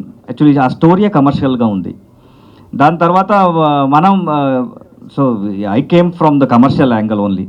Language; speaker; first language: Telugu; non-native, learner; Kannada